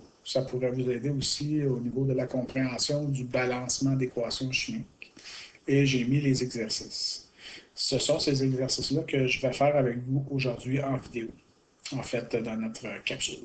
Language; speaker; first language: French; native; French